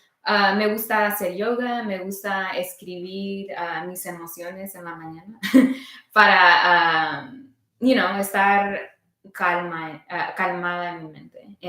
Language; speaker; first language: Spanish; early bilingual, heritage; Spanish